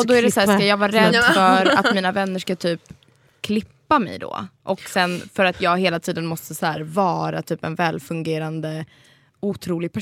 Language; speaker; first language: Swedish; native; Swedish